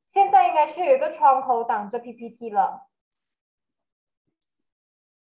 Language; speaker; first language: Chinese; native; Chinese